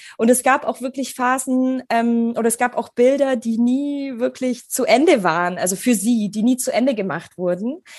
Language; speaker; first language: German; early bilingual, other home language; Polish